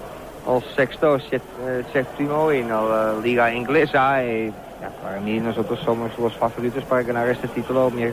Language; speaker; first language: Spanish; non-native, learner; Dutch